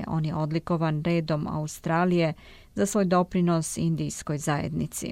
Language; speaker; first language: Serbian; native; Serbian